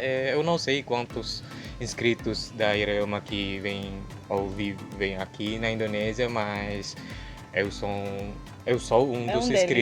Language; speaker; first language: Portuguese; non-native, fluent; Indonesian